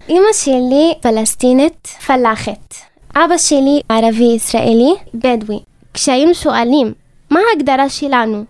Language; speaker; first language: Hebrew; non-native, local second language; Arabic